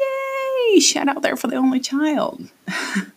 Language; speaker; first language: English; non-native, fluent; Portuguese